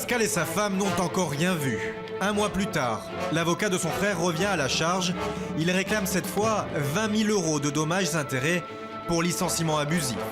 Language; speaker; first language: French; native; French